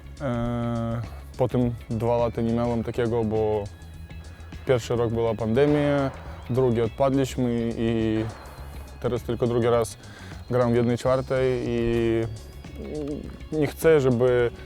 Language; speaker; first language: Polish; non-native, fluent; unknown